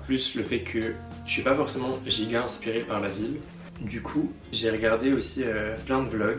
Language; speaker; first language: French; native; French